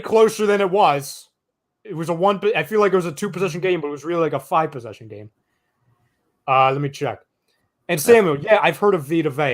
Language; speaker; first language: English; native; English